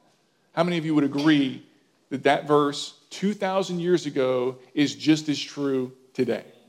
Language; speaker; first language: English; native; English